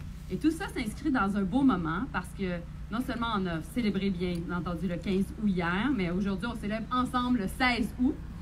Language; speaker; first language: French; native; French